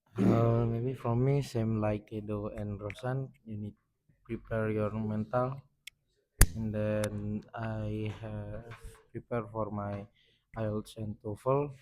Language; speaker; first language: English; non-native, learner; Indonesian